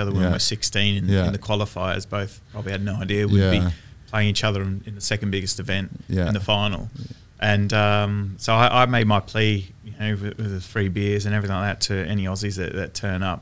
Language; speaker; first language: English; native; English